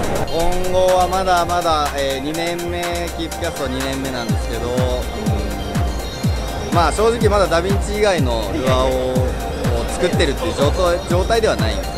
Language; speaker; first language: Japanese; native; Japanese